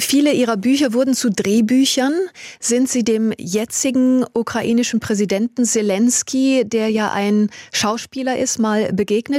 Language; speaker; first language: German; native; German